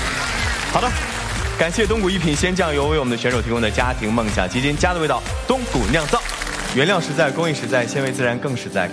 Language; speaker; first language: Chinese; native; Chinese